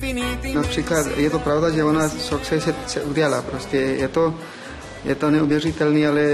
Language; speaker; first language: Czech; non-native, fluent; Spanish